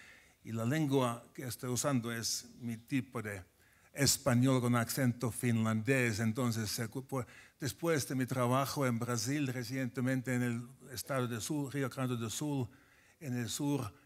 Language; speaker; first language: Spanish; non-native, fluent; Finnish